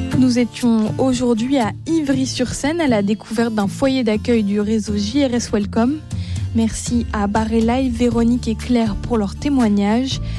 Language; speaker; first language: French; native; French